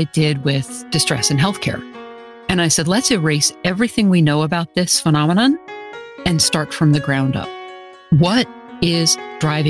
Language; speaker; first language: English; native; English